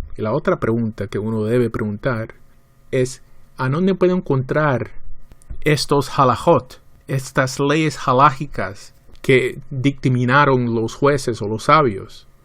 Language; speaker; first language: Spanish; early bilingual, heritage; Spanish